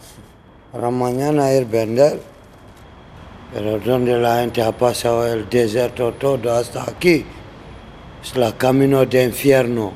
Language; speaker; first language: Spanish; non-native, learner; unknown